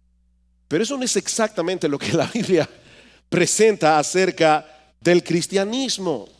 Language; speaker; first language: Spanish; native; Spanish